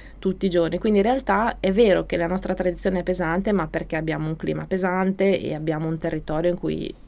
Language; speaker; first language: Italian; native; Italian